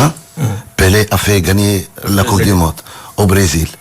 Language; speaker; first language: French; non-native, local second language; Arabic